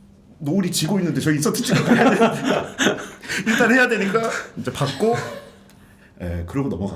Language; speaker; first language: Korean; native; Korean